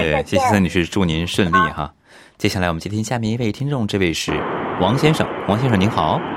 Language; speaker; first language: Chinese; native; Chinese